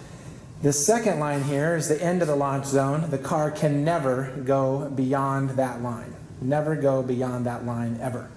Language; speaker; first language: English; native; English